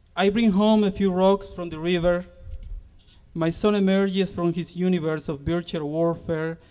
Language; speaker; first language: English; non-native, fluent; Spanish